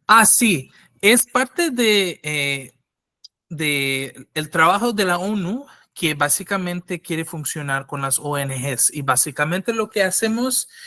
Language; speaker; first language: Spanish; non-native, fluent; English